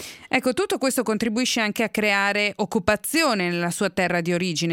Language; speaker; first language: Italian; native; Italian